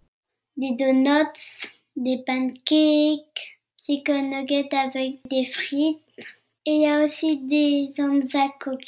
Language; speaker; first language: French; early bilingual, heritage; French